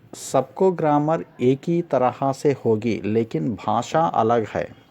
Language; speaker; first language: Hindi; non-native, local second language; Telugu